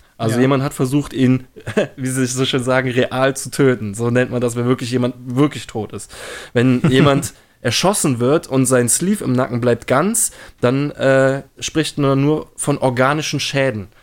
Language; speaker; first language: German; native; German